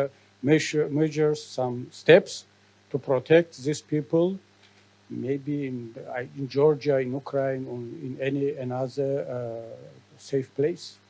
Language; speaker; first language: English; non-native, learner; Tajik